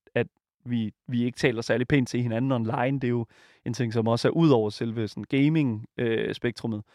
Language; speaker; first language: Danish; native; Danish